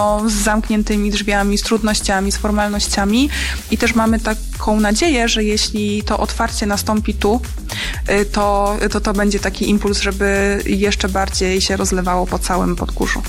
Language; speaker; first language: Polish; native; Polish